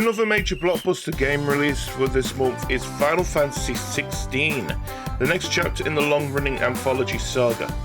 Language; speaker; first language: English; native; English